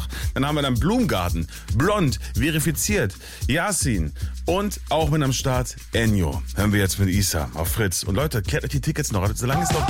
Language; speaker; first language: German; native; German